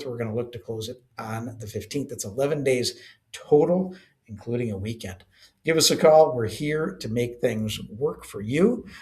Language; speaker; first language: English; native; English